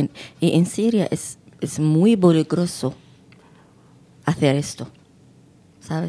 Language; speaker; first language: Spanish; non-native, fluent; Arabic